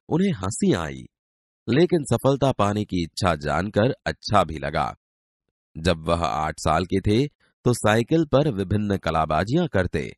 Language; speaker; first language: Hindi; non-native, local second language; Gujarati